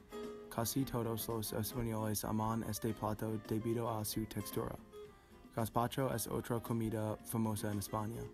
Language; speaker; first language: Spanish; non-native, learner; English